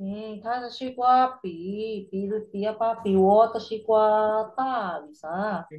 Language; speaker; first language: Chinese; non-native, fluent; Indonesian